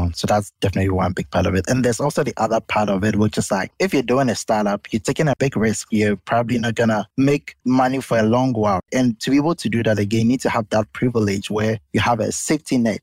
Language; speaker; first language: English; non-native, local second language; Akan